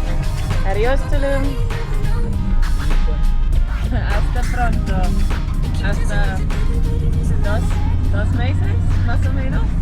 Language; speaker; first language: Spanish; non-native, learner; English